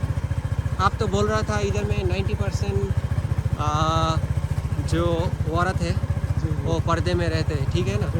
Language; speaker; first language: Hindi; non-native, fluent; Bangla